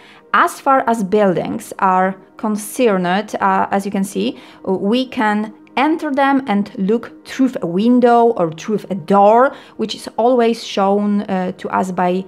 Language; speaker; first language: English; non-native, fluent; Polish